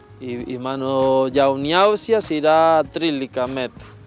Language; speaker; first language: Lithuanian; non-native, learner; Spanish